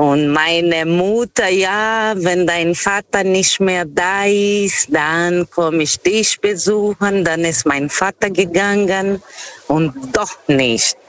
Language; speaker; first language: German; non-native, fluent; Portuguese